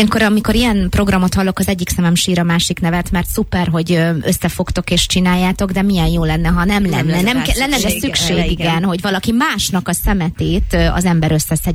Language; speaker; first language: Hungarian; native; Hungarian